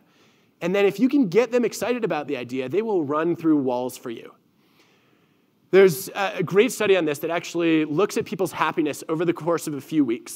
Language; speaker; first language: English; native; English